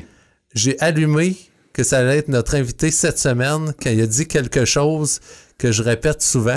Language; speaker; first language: French; native; French